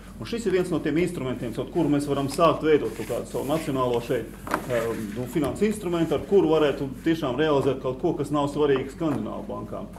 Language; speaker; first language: Latvian; native; Latvian